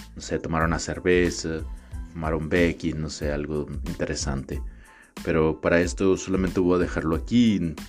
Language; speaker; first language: Spanish; native; Spanish